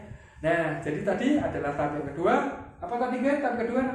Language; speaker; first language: Indonesian; native; Indonesian